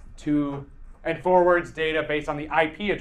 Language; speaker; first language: English; native; English